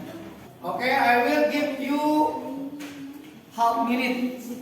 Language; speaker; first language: English; non-native, fluent; Indonesian